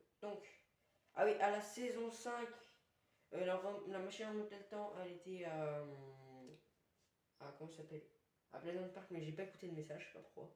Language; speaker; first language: French; native; French